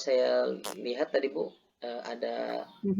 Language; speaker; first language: Indonesian; native; Indonesian